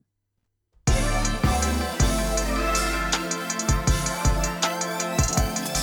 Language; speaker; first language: English; native; English